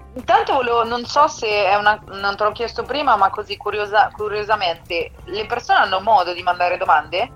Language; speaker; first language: Italian; native; Italian